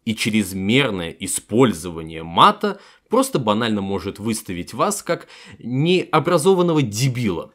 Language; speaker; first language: Russian; native; Russian